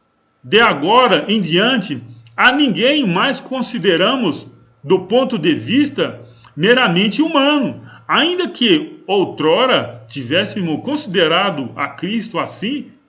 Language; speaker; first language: Portuguese; native; Portuguese